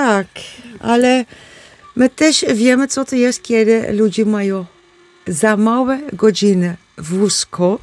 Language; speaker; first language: Polish; non-native, learner; Dutch